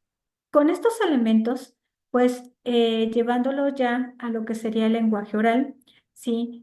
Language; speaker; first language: Spanish; native; Spanish